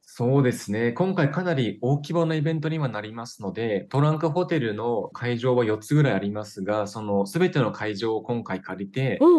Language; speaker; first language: Japanese; non-native, fluent; Turkish